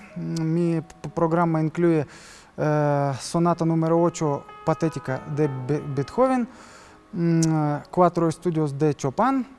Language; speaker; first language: Spanish; non-native, learner; Russian